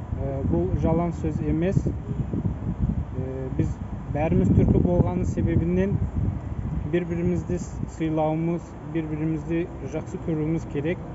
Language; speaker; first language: Kazakh; non-native, fluent; Azerbaijani